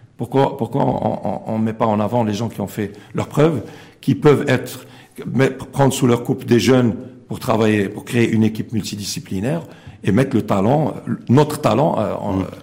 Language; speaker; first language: French; non-native, local second language; Arabic